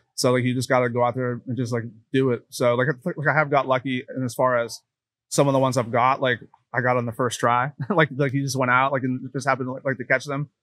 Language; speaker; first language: English; native; English